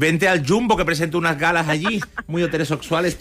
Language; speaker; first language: Spanish; native; Spanish